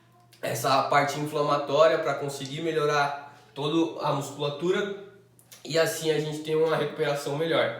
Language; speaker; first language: Portuguese; native; Portuguese